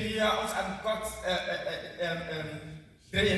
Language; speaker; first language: German; non-native, learner; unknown